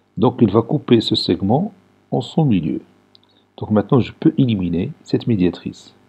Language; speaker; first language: French; non-native, local second language; Arabic